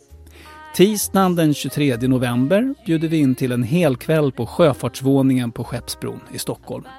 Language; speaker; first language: Swedish; native; Swedish